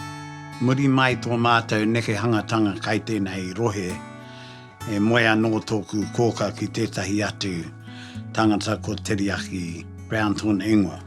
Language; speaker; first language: Māori; native; Māori